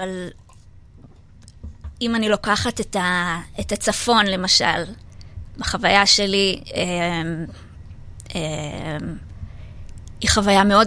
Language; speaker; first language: Hebrew; native; Hebrew